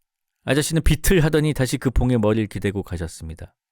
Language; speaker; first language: Korean; native; Korean